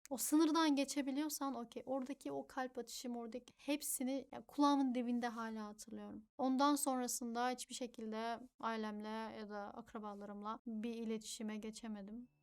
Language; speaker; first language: Turkish; early bilingual, other home language; Uyghur